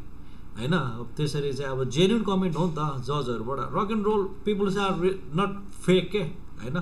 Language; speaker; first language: Nepali; native; Nepali